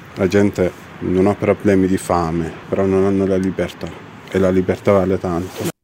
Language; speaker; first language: Italian; non-native, fluent; Persian